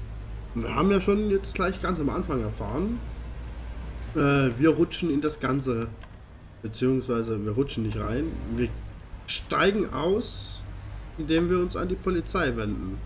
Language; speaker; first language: German; native; German